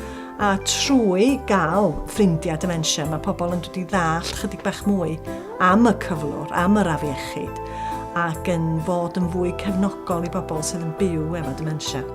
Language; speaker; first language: Welsh; native; Welsh